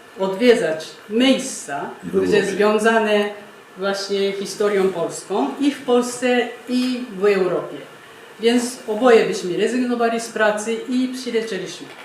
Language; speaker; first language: Polish; non-native, fluent; Japanese